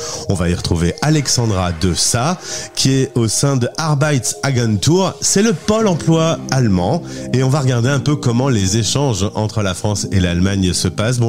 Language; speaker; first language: French; native; French